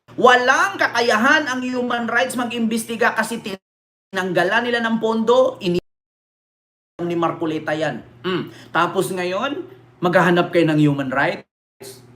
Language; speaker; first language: Filipino; native; Filipino